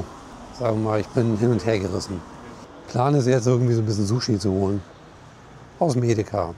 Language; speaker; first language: German; native; German